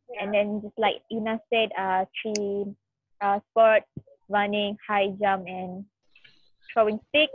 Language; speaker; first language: English; non-native, learner; Malay